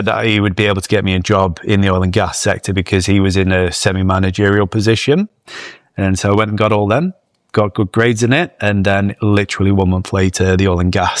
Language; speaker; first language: English; native; English